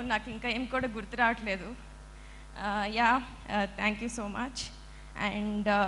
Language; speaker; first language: Telugu; non-native, learner; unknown